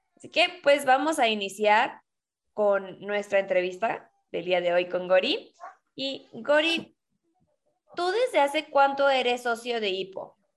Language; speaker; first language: Spanish; native; Spanish